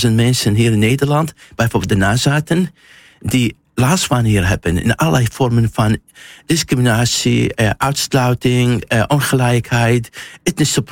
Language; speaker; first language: Dutch; non-native, fluent; Arabic